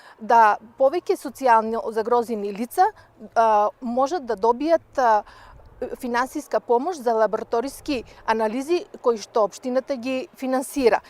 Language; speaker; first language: Macedonian; native; Macedonian